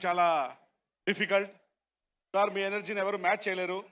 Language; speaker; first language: Telugu; native; Telugu